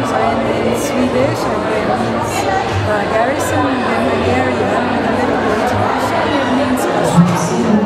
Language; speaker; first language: English; non-native, fluent; Hungarian